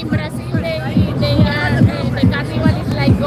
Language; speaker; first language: English; non-native, fluent; Spanish